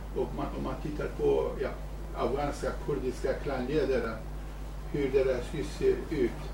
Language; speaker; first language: Swedish; non-native, fluent; Kurdish